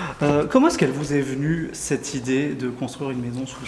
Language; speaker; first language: French; native; French